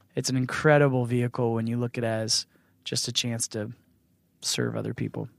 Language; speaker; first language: English; native; English